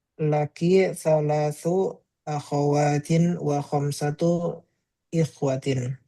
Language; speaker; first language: Arabic; non-native, learner; Indonesian